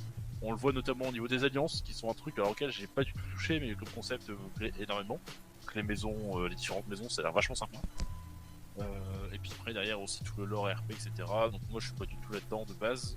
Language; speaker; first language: French; native; French